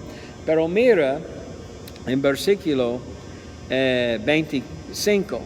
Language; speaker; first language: Spanish; non-native, learner; English